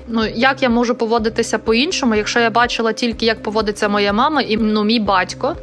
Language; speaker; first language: Ukrainian; native; Ukrainian